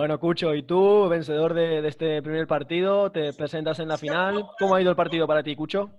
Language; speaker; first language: Spanish; native; Spanish